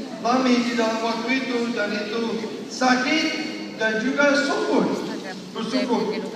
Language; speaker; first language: Indonesian; non-native, learner; English